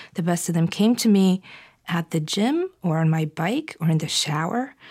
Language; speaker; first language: English; non-native, fluent; Bulgarian